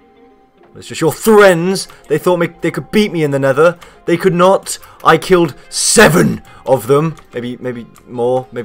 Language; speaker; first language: English; native; English